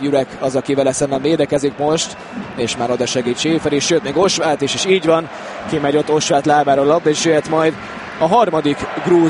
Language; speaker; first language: Hungarian; native; Hungarian